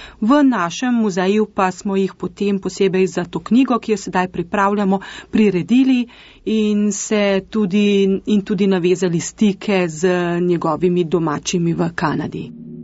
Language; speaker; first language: Slovenian; native; Slovenian